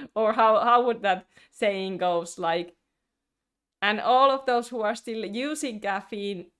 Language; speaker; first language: English; non-native, fluent; Finnish